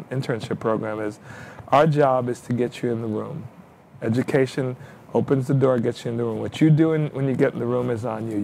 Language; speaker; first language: English; native; English